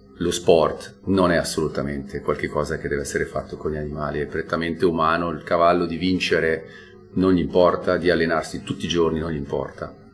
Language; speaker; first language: Italian; native; Italian